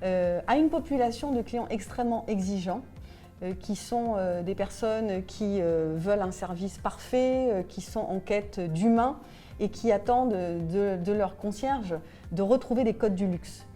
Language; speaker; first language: French; native; French